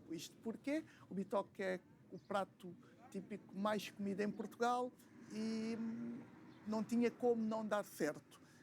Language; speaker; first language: Portuguese; early bilingual, other home language; Kabuverdianu